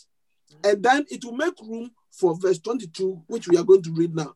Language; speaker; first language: English; non-native, local second language; Akan